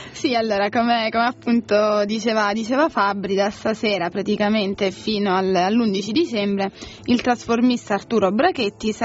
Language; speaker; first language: Italian; native; Italian